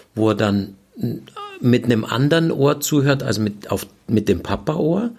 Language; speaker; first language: German; native; German